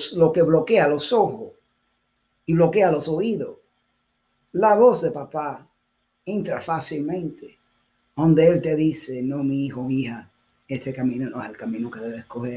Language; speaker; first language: Spanish; early bilingual, heritage; Spanish